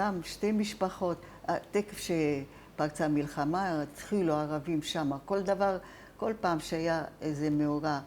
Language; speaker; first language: Hebrew; non-native, fluent; Italian